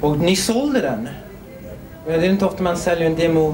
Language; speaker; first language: Swedish; native; Swedish